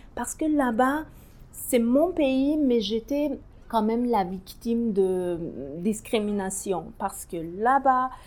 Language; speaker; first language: French; non-native, fluent; Persian